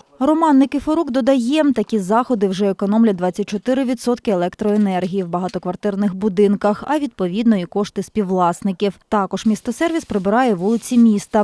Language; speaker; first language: Ukrainian; native; Ukrainian